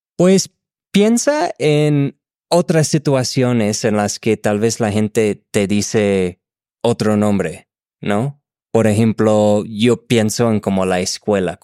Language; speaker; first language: Spanish; non-native, fluent; English